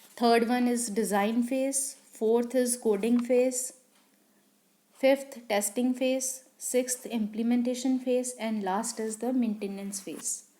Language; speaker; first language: English; non-native, local second language; Punjabi